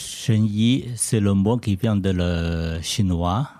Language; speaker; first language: French; non-native, learner; Chinese